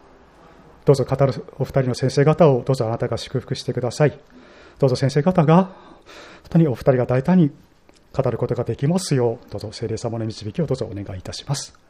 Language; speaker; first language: Japanese; native; Japanese